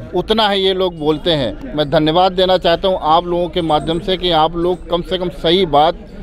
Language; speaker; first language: Hindi; native; Hindi